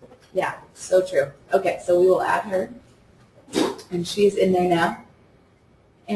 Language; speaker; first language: English; native; English